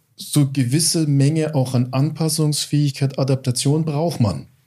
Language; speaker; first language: German; early bilingual, other home language; English